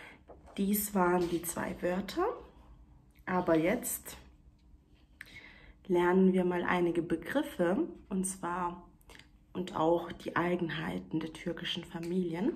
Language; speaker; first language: German; early bilingual, other home language; Turkish